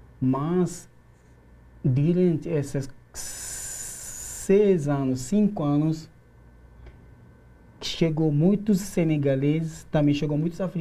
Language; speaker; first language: Portuguese; non-native, learner; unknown